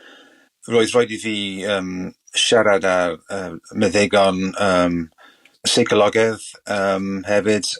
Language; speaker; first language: Welsh; non-native, local second language; English